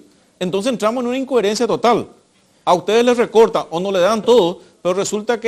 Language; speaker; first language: Spanish; native; Spanish